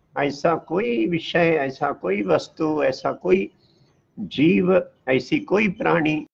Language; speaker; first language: Hindi; non-native, local second language; Tamil